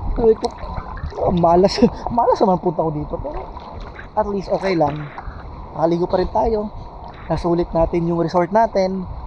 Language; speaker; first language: Filipino; non-native, local second language; Cebuano